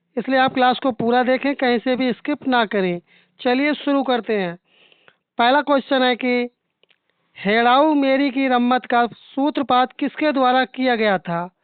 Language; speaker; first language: Hindi; native; Hindi